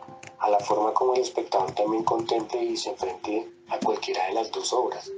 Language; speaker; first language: Spanish; native; Spanish